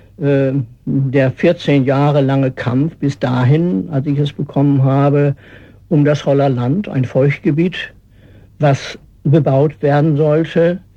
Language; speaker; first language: German; native; German